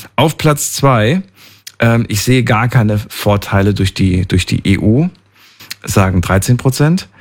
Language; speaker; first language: German; native; German